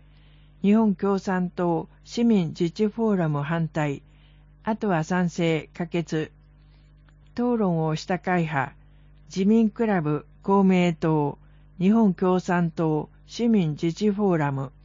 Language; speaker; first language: Japanese; native; Japanese